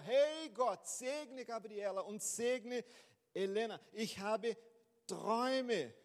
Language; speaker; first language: German; non-native, fluent; Portuguese